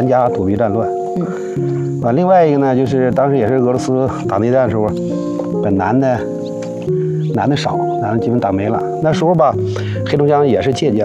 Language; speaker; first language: Chinese; native; Chinese